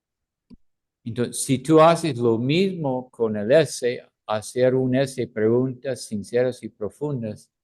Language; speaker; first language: Spanish; non-native, fluent; English